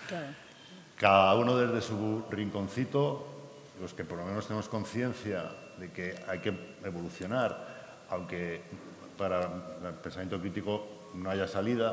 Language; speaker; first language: Spanish; native; Spanish